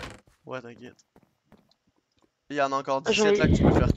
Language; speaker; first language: French; native; French